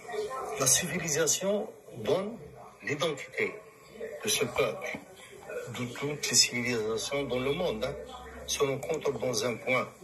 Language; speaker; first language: French; non-native, local second language; Arabic